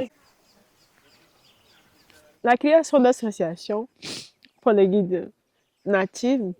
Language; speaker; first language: French; non-native, learner; Portuguese